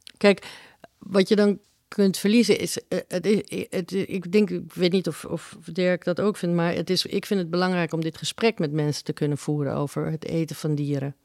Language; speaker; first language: Dutch; early bilingual, other home language; Spanish